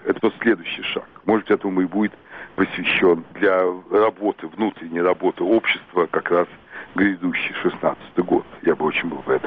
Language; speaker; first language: Russian; native; Russian